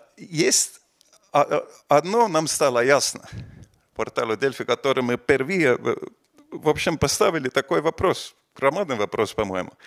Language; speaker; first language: Russian; non-native, fluent; Estonian